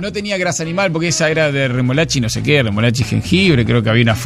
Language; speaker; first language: Spanish; native; Spanish